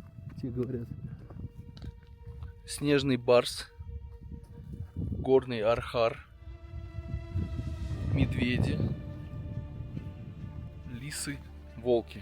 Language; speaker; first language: Russian; native; Russian